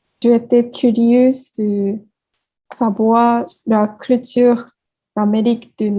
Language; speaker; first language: French; non-native, learner; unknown